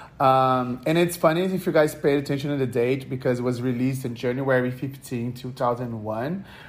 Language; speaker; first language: English; non-native, fluent; Portuguese